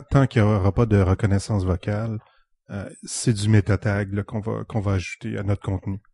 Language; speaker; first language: French; native; French